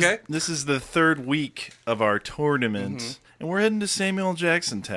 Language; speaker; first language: English; native; English